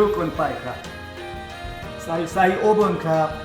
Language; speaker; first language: Thai; non-native, learner; Korean